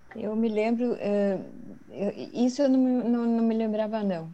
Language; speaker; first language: Portuguese; early bilingual, other home language; Swedish